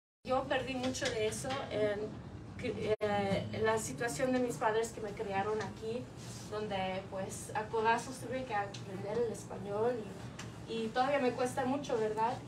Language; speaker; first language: Spanish; early bilingual, heritage; English